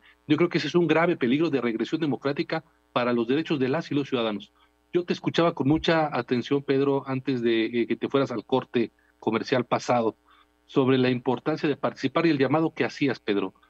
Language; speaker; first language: Spanish; native; Spanish